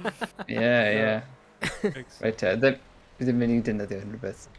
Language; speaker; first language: Welsh; non-native, local second language; English